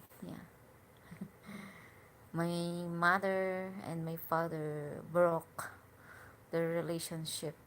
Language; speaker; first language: English; non-native, learner; Hiligaynon